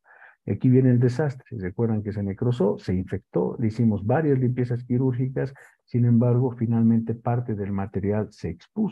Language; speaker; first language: Spanish; native; Spanish